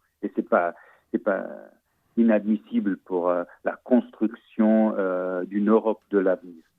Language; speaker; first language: French; non-native, fluent; Portuguese